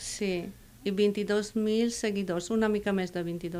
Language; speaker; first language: Catalan; non-native, fluent; Romanian